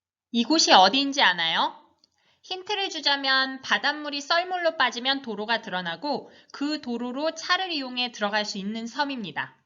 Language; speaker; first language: Korean; native; Korean